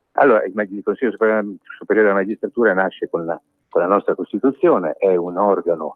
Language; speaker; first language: Italian; native; Italian